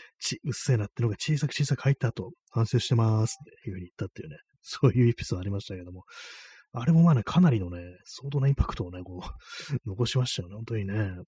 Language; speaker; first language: Japanese; native; Japanese